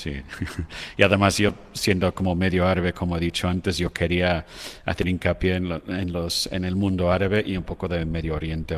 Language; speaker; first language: Spanish; non-native, fluent; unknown